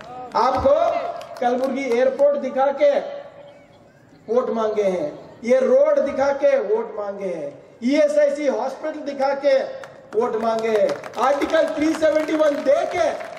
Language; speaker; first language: Hindi; non-native, local second language; Kannada